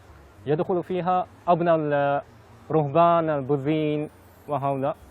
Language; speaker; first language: Arabic; non-native, fluent; Japanese